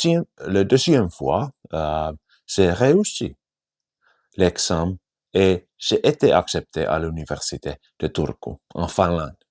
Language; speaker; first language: French; non-native, fluent; Finnish